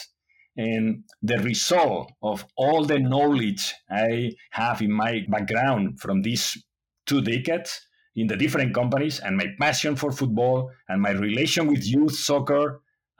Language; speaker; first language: English; non-native, fluent; Spanish